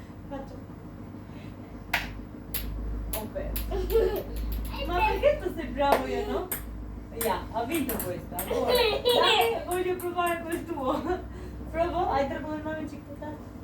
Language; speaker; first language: Italian; non-native, learner; Albanian